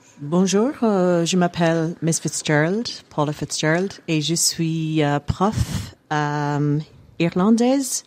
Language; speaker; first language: French; non-native, fluent; English